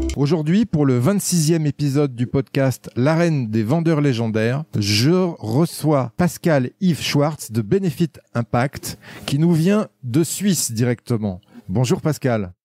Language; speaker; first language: French; native; French